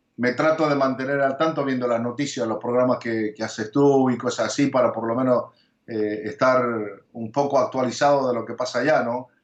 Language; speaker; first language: Spanish; early bilingual, heritage; Spanish